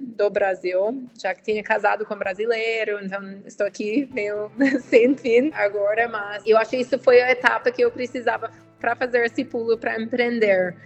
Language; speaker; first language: Portuguese; non-native, fluent; English